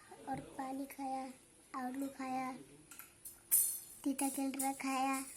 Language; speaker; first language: Hindi; non-native, local second language; Assamese